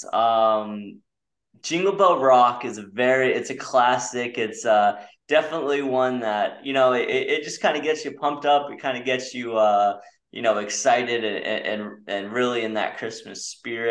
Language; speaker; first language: English; native; English